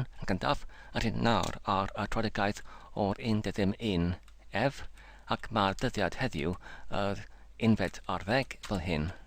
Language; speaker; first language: Welsh; non-native, learner; English